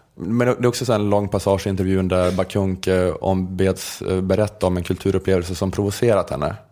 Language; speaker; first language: Swedish; native; Swedish